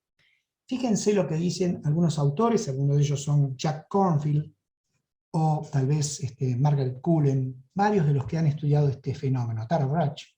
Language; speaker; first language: Spanish; native; Spanish